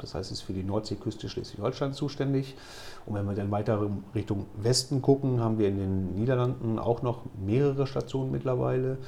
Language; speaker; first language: German; native; German